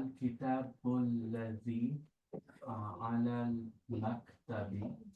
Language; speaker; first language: Arabic; non-native, learner; English